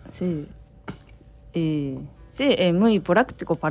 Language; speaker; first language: Spanish; non-native, learner; Japanese